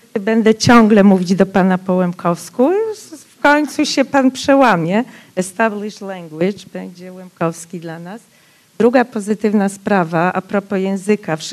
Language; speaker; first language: Polish; non-native, local second language; Rusyn